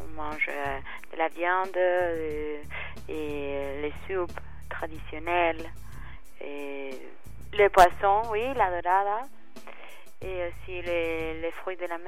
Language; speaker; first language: French; non-native, learner; Spanish